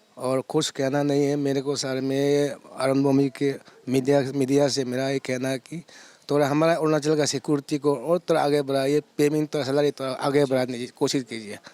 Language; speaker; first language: Hindi; non-native, local second language; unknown